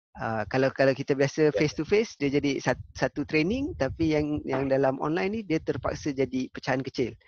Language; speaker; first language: Malay; native; Malay